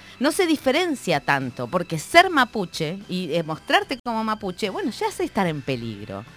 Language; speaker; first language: Spanish; native; Spanish